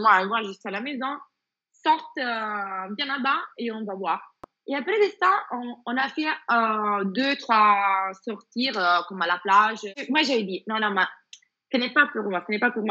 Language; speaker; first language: French; non-native, fluent; Spanish